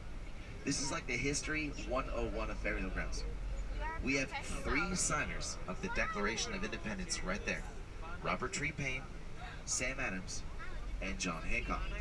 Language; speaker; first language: English; native; English